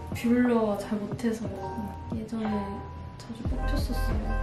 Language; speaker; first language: Korean; non-native, fluent; Cantonese